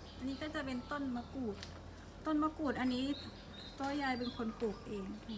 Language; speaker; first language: Thai; native; Thai